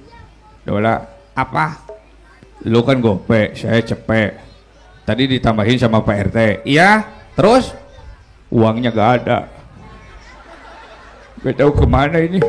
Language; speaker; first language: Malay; non-native, local second language; Sundanese